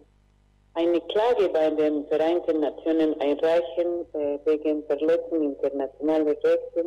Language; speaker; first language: German; non-native, learner; Spanish